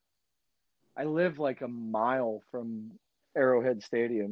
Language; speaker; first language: English; native; English